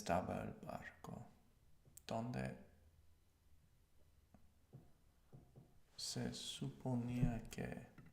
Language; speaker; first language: Spanish; non-native, learner; English